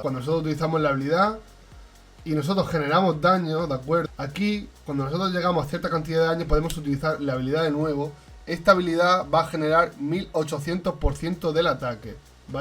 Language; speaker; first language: Spanish; native; Spanish